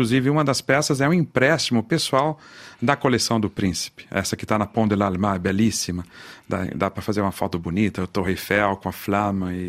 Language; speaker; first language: Portuguese; native; Portuguese